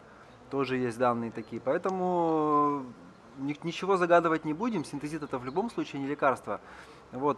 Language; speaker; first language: Russian; native; Russian